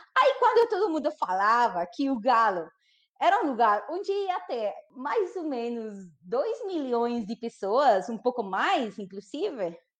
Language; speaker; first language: Portuguese; non-native, fluent; Spanish